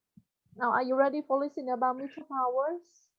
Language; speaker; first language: English; non-native, fluent; Vietnamese